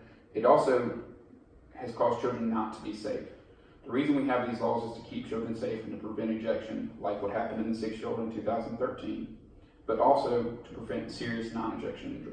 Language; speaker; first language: English; native; English